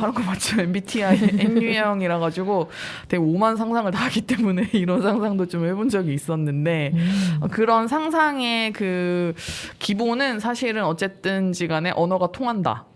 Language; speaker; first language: Korean; native; Korean